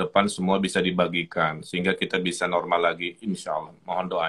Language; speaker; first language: Indonesian; native; Indonesian